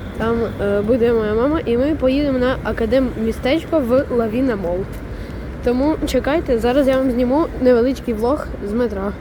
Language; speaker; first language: Ukrainian; non-native, local second language; Russian